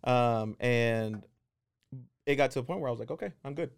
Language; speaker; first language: English; non-native, fluent; Spanish